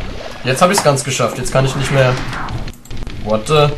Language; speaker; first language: German; native; German